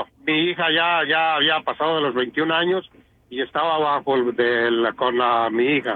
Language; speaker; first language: Spanish; native; Spanish